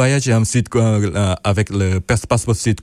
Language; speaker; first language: French; non-native, fluent; Korean